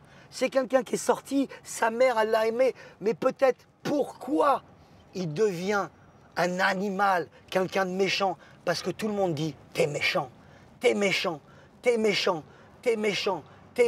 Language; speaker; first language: French; native; French